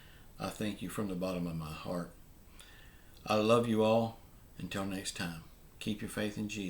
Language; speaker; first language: English; native; English